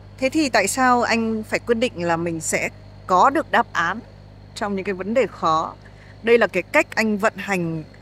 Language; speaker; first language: Vietnamese; native; Vietnamese